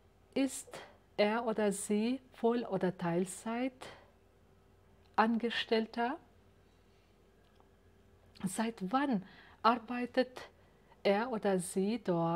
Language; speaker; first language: German; non-native, fluent; Uzbek